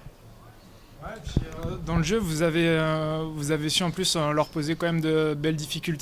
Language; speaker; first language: French; native; French